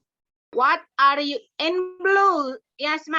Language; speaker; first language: English; non-native, learner; Indonesian